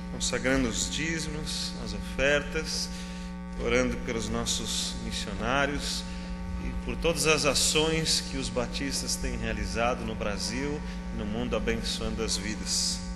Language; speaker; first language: Portuguese; native; Portuguese